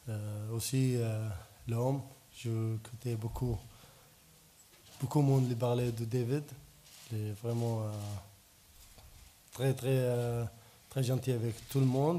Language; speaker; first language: French; non-native, learner; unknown